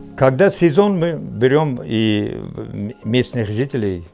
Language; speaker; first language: Russian; non-native, local second language; Tajik